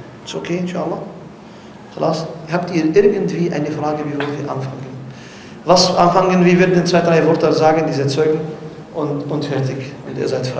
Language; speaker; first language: German; non-native, learner; Arabic